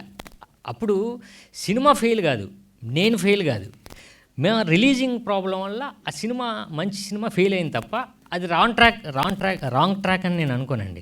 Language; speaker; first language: Telugu; native; Telugu